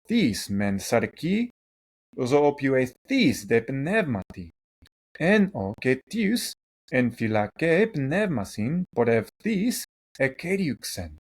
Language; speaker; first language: Greek; non-native, learner; English